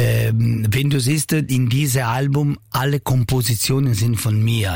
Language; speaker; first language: German; non-native, learner; Italian